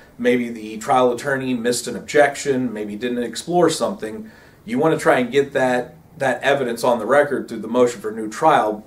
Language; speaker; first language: English; native; English